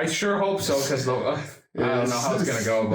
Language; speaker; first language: English; native; English